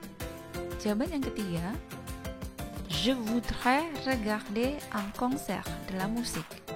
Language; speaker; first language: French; non-native, fluent; Indonesian